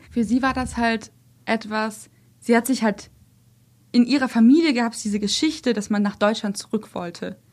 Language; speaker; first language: German; early bilingual, other home language; Russian